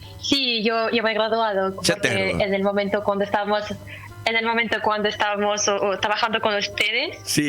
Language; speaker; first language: Spanish; non-native, fluent; Russian